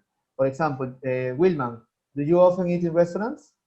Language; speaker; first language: English; non-native, fluent; Spanish